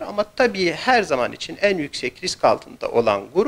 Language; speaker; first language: Turkish; native; Turkish